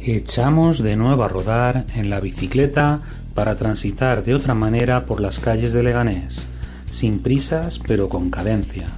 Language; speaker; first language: Spanish; native; Spanish